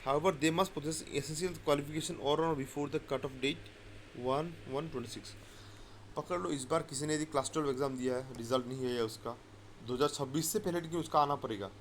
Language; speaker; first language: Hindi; non-native, local second language; Assamese